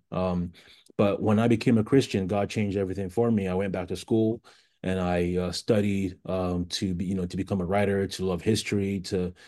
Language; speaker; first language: English; early bilingual, other home language; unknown